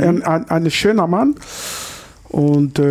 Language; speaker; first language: German; non-native, learner; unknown